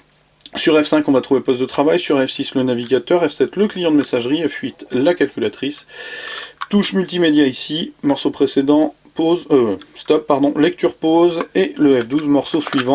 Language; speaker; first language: French; native; French